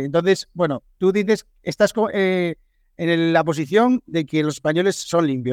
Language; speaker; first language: Spanish; native; Spanish